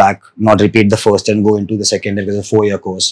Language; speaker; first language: English; non-native, local second language; Gujarati